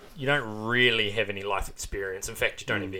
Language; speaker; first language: English; native; English